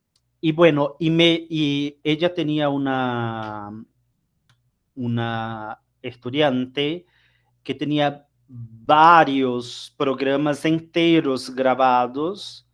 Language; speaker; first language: Spanish; non-native, fluent; Portuguese